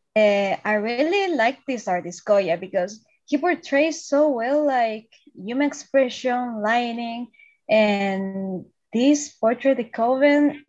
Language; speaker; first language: English; non-native, fluent; Spanish